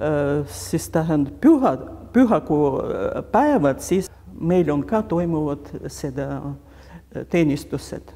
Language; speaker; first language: Estonian; non-native, local second language; Russian